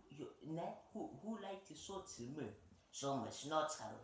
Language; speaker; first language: Swedish; early bilingual, other home language; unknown